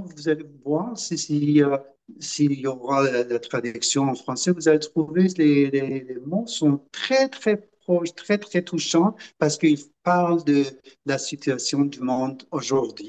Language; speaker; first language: French; non-native, fluent; Persian